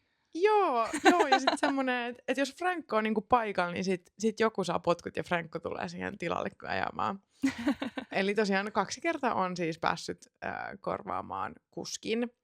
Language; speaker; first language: Finnish; native; Finnish